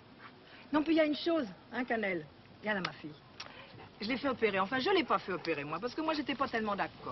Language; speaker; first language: French; native; French